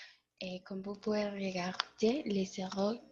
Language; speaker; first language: French; non-native, learner; Spanish